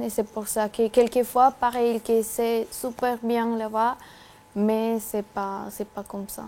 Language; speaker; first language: French; non-native, learner; Spanish